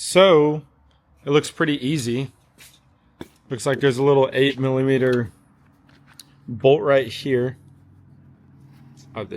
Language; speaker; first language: English; native; English